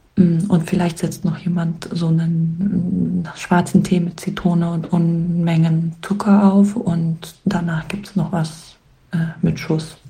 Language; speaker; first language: German; early bilingual, other home language; Polish